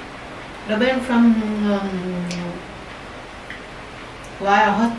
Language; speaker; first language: English; non-native, learner; Vietnamese